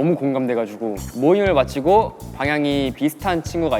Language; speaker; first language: Korean; native; Korean